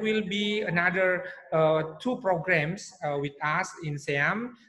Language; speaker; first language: English; non-native, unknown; Indonesian